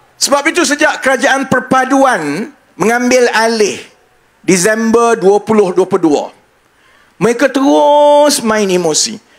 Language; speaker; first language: Malay; native; Malay